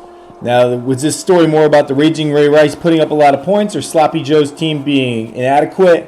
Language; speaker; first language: English; native; English